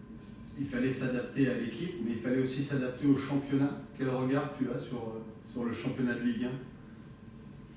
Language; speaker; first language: French; native; French